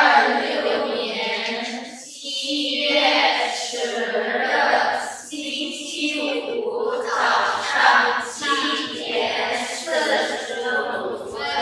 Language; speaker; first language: Chinese; non-native, learner; Indonesian